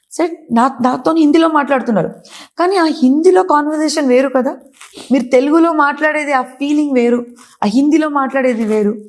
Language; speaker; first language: Telugu; non-native, local second language; Kannada